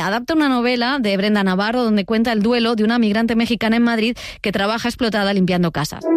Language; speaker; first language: Spanish; native; Spanish